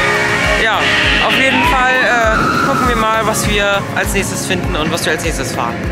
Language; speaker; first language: German; native; German